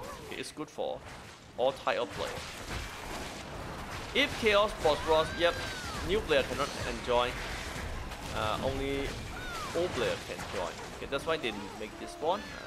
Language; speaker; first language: English; non-native, learner; Thai